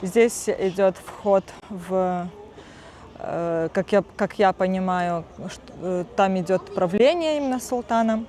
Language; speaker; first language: Russian; native; Russian